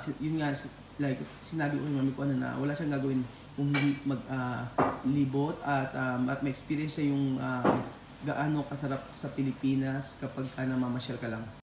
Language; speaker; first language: Filipino; native; Filipino